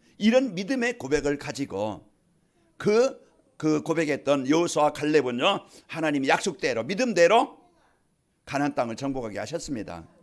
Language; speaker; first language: Korean; native; Korean